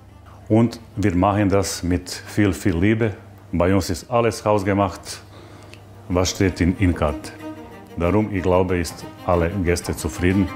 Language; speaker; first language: German; non-native, learner; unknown